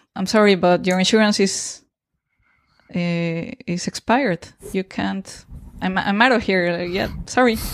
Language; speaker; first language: English; non-native, fluent; Spanish